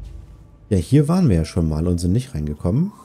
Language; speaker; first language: German; native; German